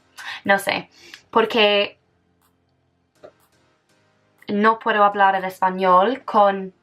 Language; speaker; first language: Spanish; non-native, fluent; English